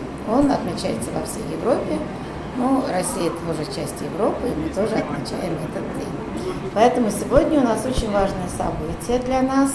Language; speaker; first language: Russian; native; Russian